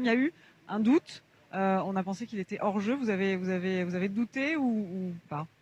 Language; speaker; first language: French; native; French